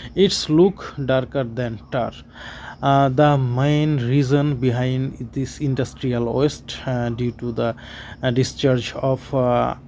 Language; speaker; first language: English; non-native, local second language; Bangla